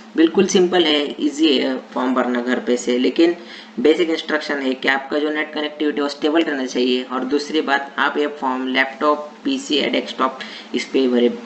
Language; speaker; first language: Hindi; non-native, local second language; Marathi